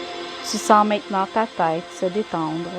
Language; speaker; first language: French; native; French